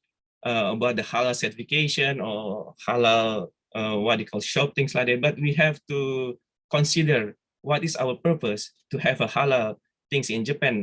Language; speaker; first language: English; non-native, fluent; Indonesian